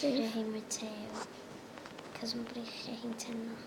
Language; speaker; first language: Welsh; native; Welsh